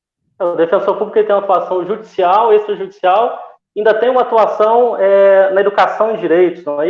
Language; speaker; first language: Portuguese; native; Portuguese